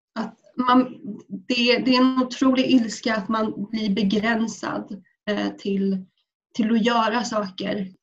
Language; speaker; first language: Swedish; early bilingual, other home language; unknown